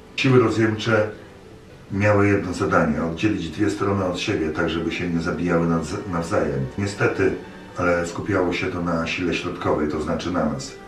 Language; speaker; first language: Polish; native; Polish